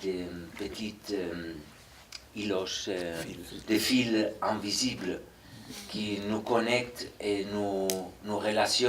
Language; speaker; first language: French; non-native, fluent; Spanish